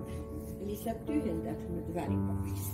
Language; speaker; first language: Finnish; non-native, fluent; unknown